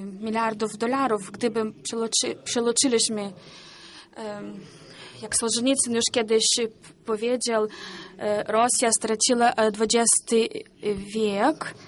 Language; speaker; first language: Polish; non-native, learner; Ukrainian